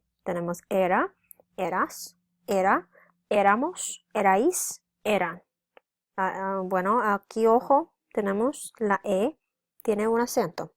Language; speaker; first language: Spanish; non-native, fluent; English